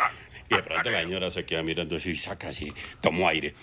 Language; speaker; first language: Spanish; native; Spanish